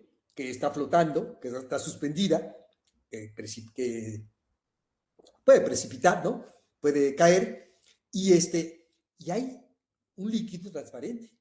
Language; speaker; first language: Spanish; native; Spanish